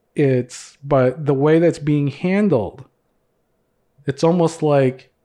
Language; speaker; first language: English; early bilingual, other home language; Cebuano